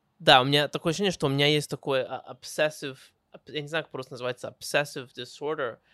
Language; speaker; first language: Russian; early bilingual, heritage; Russian